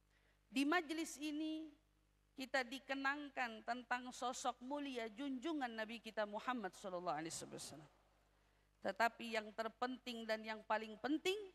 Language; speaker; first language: Indonesian; native; Indonesian